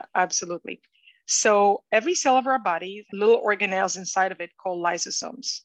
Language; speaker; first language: English; non-native, fluent; Hebrew